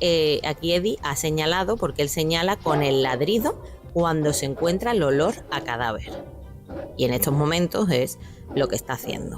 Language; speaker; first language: Spanish; native; Spanish